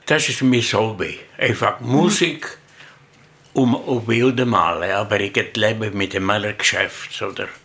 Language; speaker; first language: German; non-native, learner; Italian